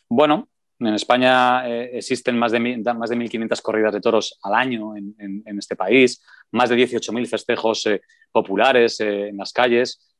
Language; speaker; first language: Spanish; native; Spanish